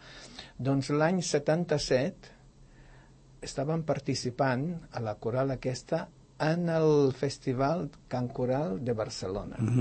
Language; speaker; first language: Catalan; non-native, fluent; Polish